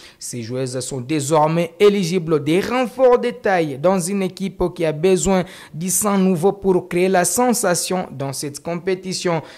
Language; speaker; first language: French; non-native, local second language; Swahili